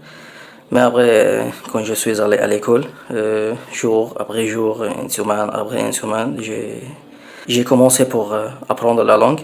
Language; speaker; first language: French; non-native, learner; Arabic